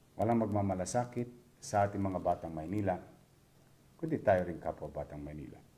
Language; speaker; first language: Filipino; native; Filipino